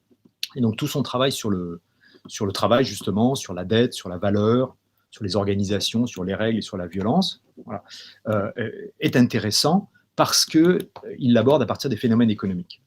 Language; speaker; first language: French; native; French